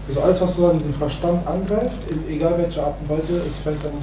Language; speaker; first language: German; native; German